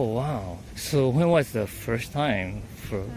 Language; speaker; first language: English; non-native, learner; Japanese